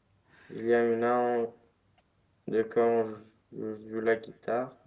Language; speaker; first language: French; non-native, learner; Romanian